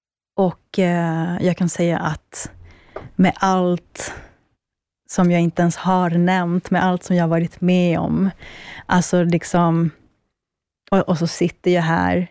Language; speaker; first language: Swedish; early bilingual, other home language; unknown